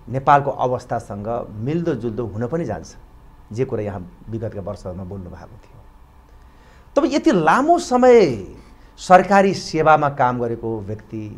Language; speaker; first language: Nepali; native; Nepali